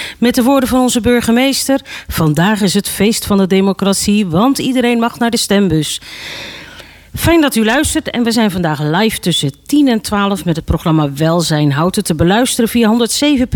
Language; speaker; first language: Dutch; native; Dutch